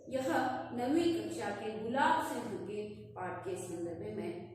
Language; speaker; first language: Hindi; non-native, local second language; Kannada